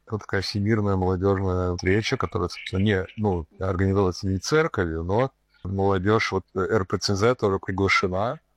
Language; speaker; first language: Russian; early bilingual, heritage; Russian